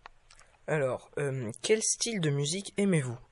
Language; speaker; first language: French; native; French